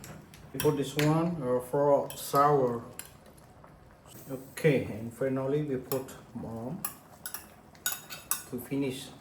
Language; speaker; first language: English; non-native, learner; Khmer